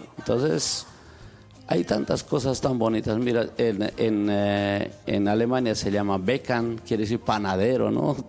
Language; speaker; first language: Spanish; non-native, local second language; Quechua